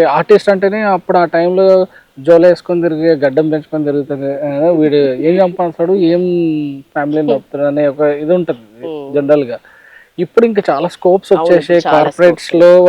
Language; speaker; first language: Telugu; native; Telugu